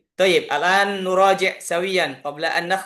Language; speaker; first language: Arabic; non-native, fluent; Indonesian